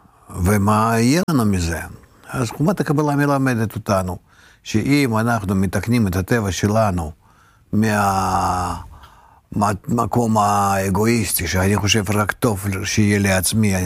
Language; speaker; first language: Hebrew; non-native, fluent; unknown